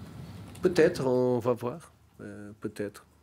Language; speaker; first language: French; non-native, learner; Portuguese